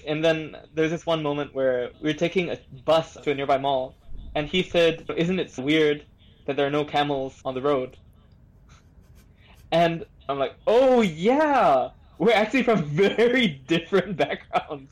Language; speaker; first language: English; native; English